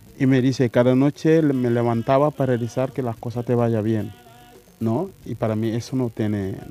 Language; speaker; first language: Spanish; non-native, fluent; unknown